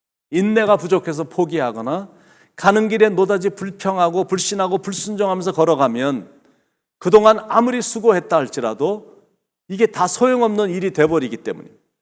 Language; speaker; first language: Korean; native; Korean